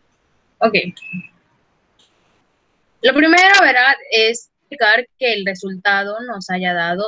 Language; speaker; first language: Spanish; native; Spanish